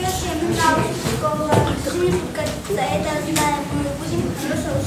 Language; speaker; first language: Russian; non-native, learner; Kyrgyz